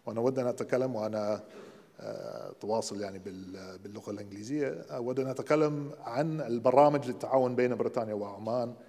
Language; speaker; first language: Arabic; non-native, fluent; English